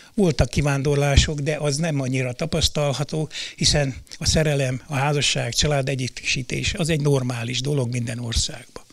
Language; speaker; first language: Hungarian; native; Hungarian